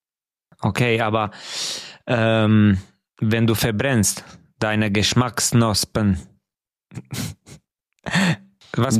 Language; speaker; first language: German; non-native, fluent; Hungarian